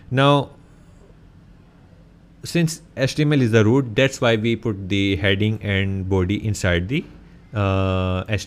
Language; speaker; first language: English; non-native, local second language; Urdu